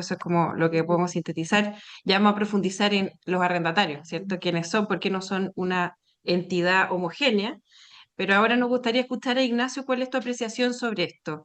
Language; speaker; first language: Spanish; native; Spanish